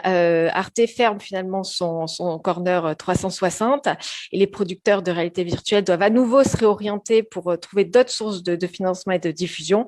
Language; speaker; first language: French; native; French